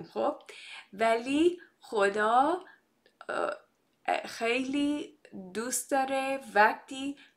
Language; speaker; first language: Persian; non-native, fluent; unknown